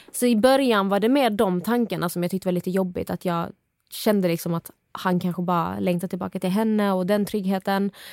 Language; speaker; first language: Swedish; native; Swedish